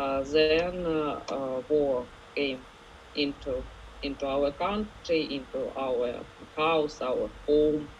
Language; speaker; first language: English; non-native, learner; Ukrainian